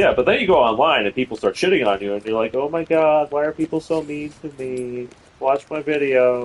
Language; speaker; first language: English; native; English